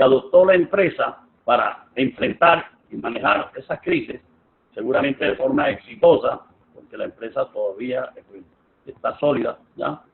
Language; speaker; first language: Spanish; native; Spanish